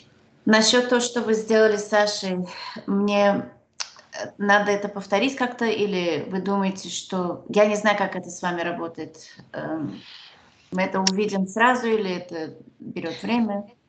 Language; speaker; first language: Russian; early bilingual, heritage; Russian